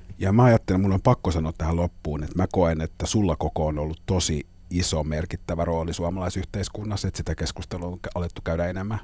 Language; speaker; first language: Finnish; native; Finnish